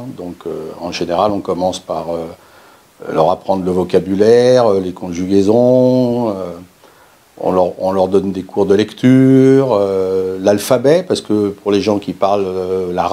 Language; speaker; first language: French; native; French